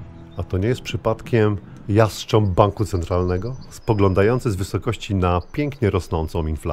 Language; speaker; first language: Polish; native; Polish